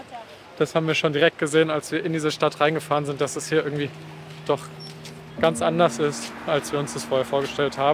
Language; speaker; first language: German; native; German